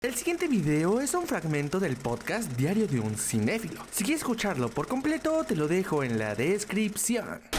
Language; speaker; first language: Spanish; native; Spanish